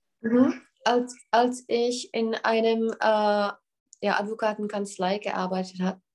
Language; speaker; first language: German; non-native, learner; Czech